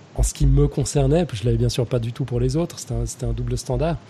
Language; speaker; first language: French; native; French